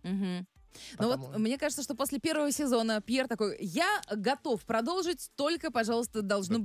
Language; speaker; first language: Russian; native; Russian